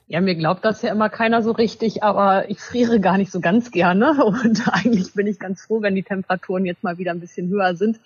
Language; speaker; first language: German; native; German